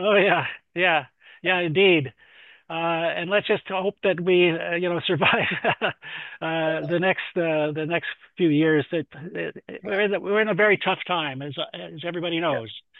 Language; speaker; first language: English; native; English